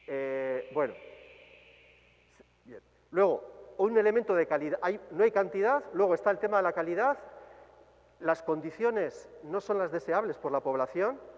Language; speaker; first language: Spanish; native; Spanish